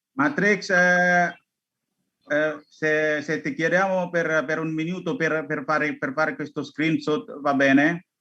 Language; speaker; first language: Italian; non-native, learner; Indonesian